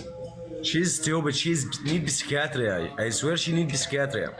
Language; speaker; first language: English; non-native, learner; Arabic